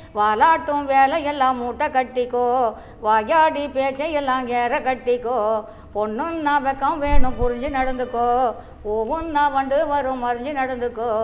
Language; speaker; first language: Tamil; native; Tamil